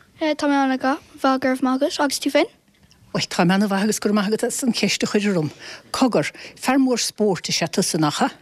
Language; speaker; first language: Irish; native; Irish